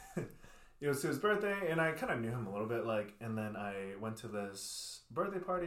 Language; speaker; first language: English; early bilingual, other home language; Chinese